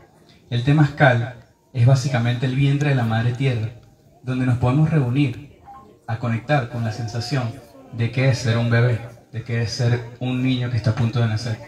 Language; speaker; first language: Spanish; native; Spanish